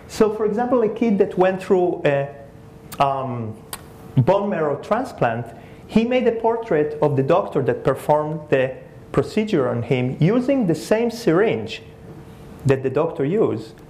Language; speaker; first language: English; early bilingual, other home language; Spanish